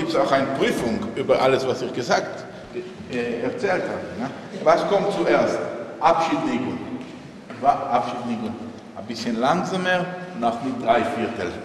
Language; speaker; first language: German; non-native, fluent; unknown